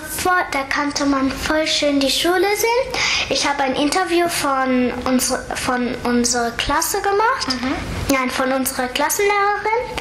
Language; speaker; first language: German; early bilingual, other home language; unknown